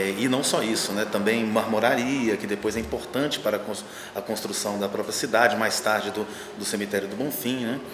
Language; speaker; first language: Portuguese; native; Portuguese